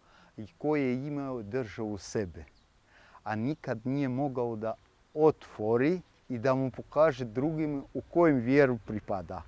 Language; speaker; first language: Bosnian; early bilingual, heritage; Serbian